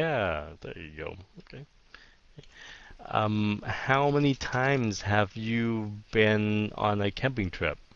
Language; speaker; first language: English; early bilingual, heritage; Vietnamese